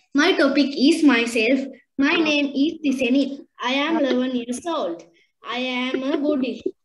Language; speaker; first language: English; non-native, learner; Sinhala